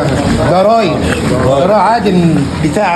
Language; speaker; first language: Arabic; native; Arabic